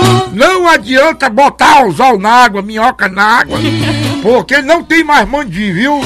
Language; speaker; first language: Portuguese; native; Portuguese